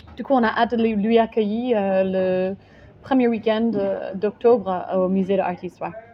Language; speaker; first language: French; non-native, fluent; English